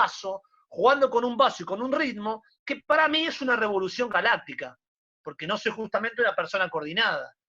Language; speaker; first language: Spanish; native; Spanish